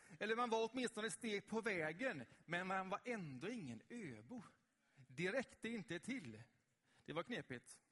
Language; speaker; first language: Swedish; native; Swedish